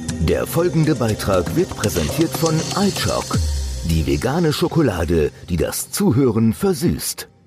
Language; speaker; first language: German; native; German